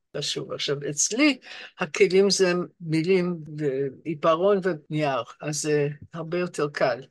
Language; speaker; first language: Hebrew; non-native, fluent; English